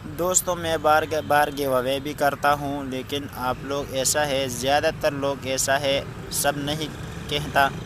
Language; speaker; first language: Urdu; non-native, local second language; Pashto